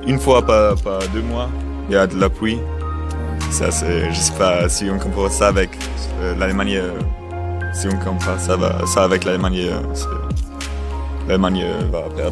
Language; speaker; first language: French; non-native, learner; German